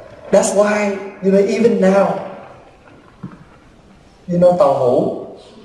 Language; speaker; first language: English; early bilingual, other home language; Vietnamese